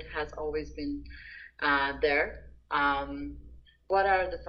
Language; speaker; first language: English; non-native, local second language; Nepali